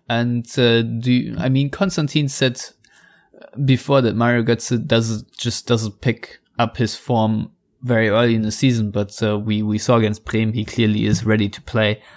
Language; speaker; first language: English; non-native, fluent; German